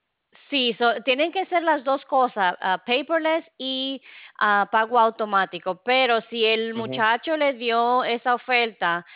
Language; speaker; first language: Spanish; non-native, fluent; English